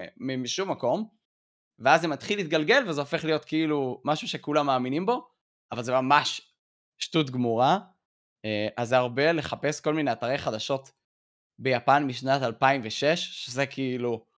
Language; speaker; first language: Hebrew; native; Hebrew